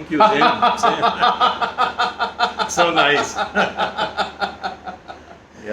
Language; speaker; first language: English; non-native, local second language; Punjabi